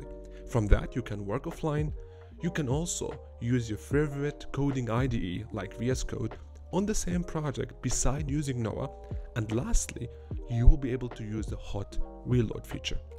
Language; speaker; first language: English; non-native, fluent; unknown